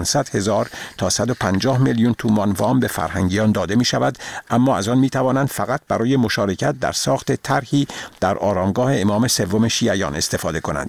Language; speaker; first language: Persian; native; Persian